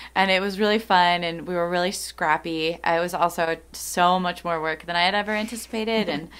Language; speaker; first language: English; native; English